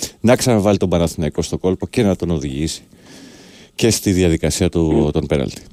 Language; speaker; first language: Greek; native; Greek